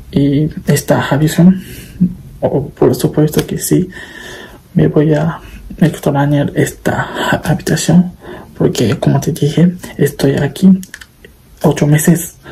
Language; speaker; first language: Spanish; non-native, learner; Japanese